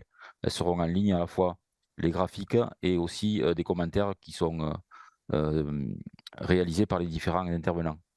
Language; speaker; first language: French; native; French